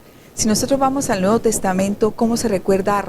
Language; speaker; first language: Spanish; native; Spanish